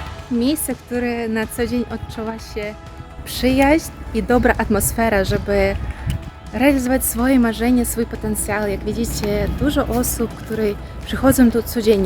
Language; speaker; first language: Polish; non-native, fluent; Russian